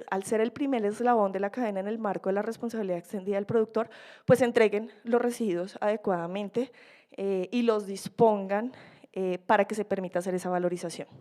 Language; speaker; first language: Spanish; native; Spanish